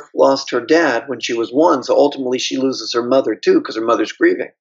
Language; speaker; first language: English; native; English